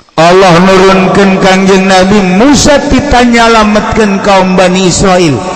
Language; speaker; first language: Sundanese; native; Sundanese